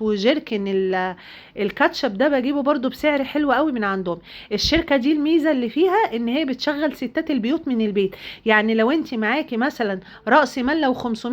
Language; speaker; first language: Arabic; native; Arabic